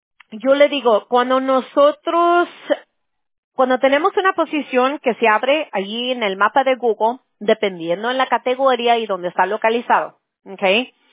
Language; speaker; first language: Spanish; early bilingual, heritage; Spanish